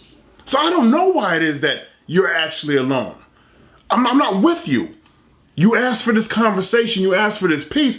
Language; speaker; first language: English; native; English